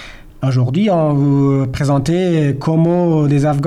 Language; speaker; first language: French; non-native, learner; Persian